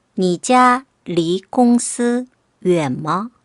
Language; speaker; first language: Chinese; non-native, fluent; Korean